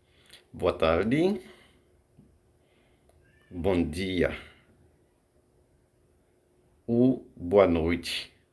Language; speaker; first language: Portuguese; non-native, fluent; Haitian Creole